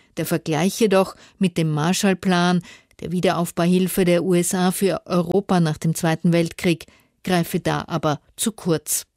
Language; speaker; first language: German; native; German